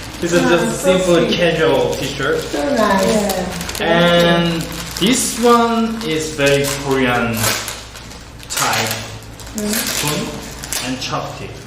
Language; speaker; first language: English; non-native, learner; Korean